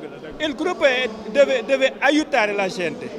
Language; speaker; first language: Italian; non-native, learner; Wolof